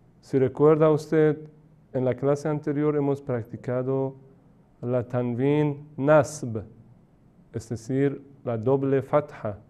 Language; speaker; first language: Spanish; non-native, fluent; Persian